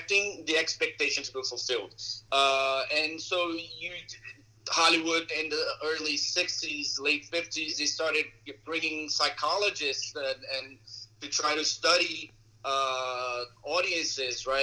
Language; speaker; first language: English; non-native, fluent; Portuguese